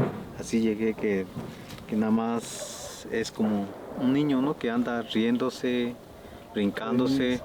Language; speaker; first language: Spanish; native; Spanish